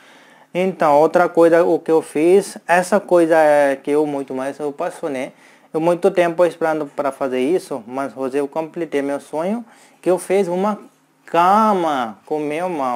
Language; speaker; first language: Portuguese; non-native, learner; Hindi